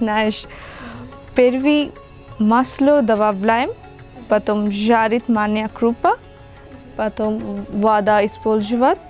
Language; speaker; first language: Russian; non-native, learner; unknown